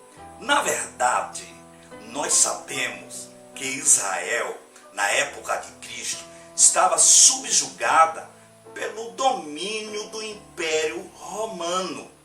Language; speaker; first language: Portuguese; native; Portuguese